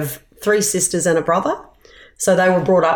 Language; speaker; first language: English; native; English